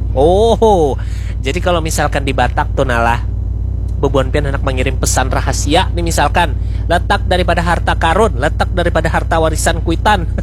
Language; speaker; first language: Indonesian; native; Indonesian